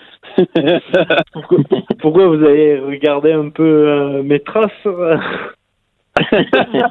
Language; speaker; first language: French; native; French